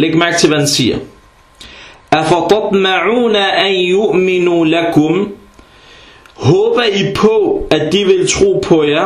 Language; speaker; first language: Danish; early bilingual, other home language; Arabic